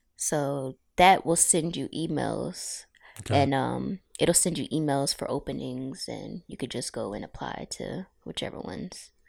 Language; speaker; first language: English; native; English